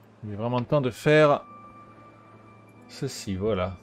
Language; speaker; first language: French; native; French